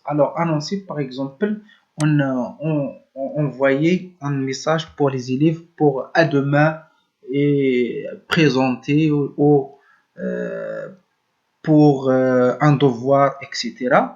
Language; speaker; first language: French; non-native, learner; Arabic